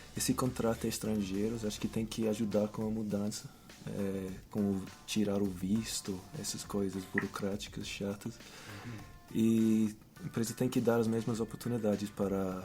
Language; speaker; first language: Portuguese; non-native, fluent; English